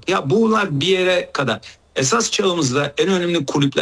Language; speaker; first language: Turkish; native; Turkish